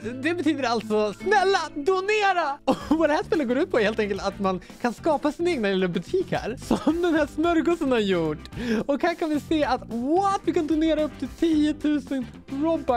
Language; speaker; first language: Swedish; native; Swedish